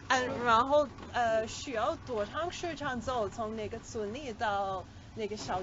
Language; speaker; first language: Chinese; non-native, learner; English